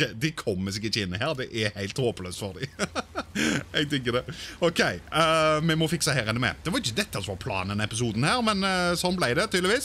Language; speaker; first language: Norwegian; native; Norwegian